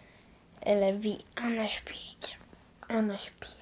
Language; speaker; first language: French; native; French